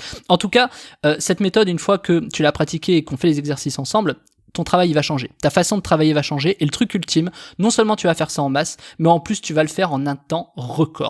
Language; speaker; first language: French; native; French